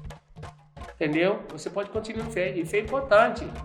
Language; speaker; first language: Portuguese; non-native, learner; Yoruba